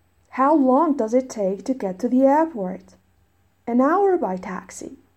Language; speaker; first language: English; non-native, fluent; Persian